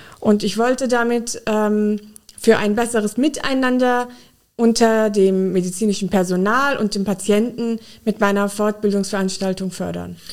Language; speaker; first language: German; early bilingual, other home language; Urdu